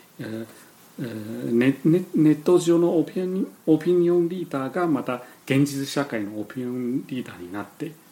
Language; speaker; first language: Japanese; non-native, fluent; Chinese